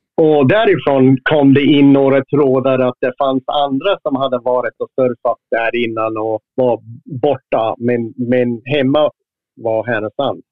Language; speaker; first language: Swedish; non-native, fluent; English